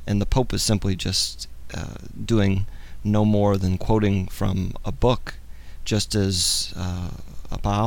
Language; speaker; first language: English; native; English